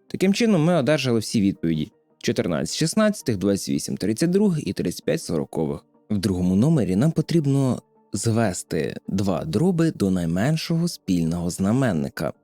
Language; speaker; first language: Ukrainian; native; Ukrainian